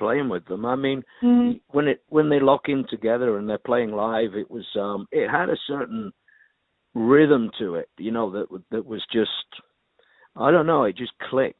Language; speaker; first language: English; native; English